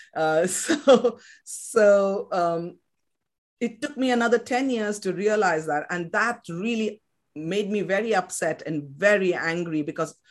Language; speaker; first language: English; non-native, local second language; Kannada